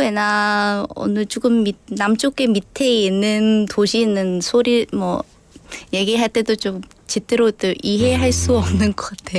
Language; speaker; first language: Korean; non-native, learner; Vietnamese